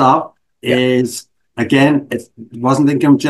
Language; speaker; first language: English; native; English